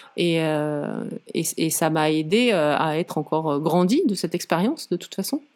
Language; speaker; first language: French; native; French